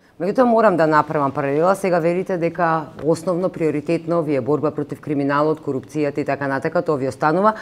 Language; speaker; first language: Macedonian; native; Macedonian